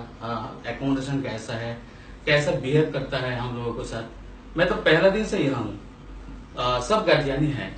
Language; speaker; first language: Hindi; non-native, local second language; Bangla